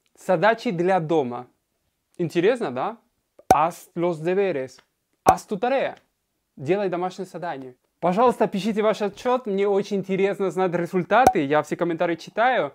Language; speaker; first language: Russian; non-native, fluent; Spanish